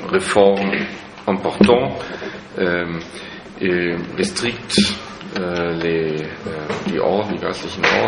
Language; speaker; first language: French; non-native, fluent; German